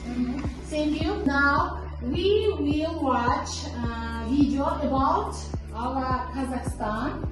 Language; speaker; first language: English; non-native, learner; Kazakh